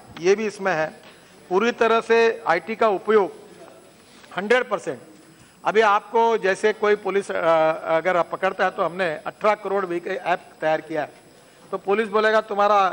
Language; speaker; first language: Hindi; non-native, local second language; Marathi